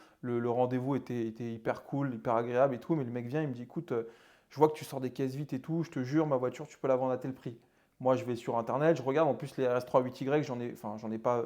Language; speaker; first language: French; native; French